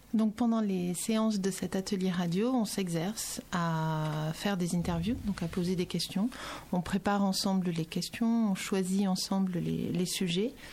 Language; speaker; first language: French; native; French